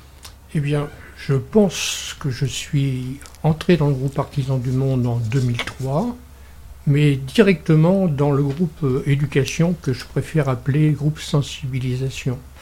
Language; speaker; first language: French; native; French